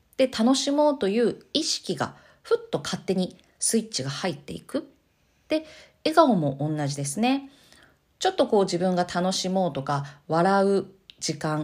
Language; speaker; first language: Japanese; native; Japanese